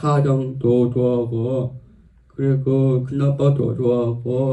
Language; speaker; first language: Korean; non-native, learner; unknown